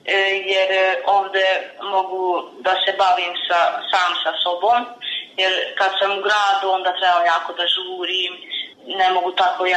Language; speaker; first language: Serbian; non-native, local second language; Hungarian